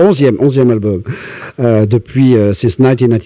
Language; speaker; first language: French; native; French